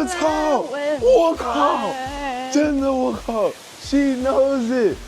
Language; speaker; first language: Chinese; non-native, learner; English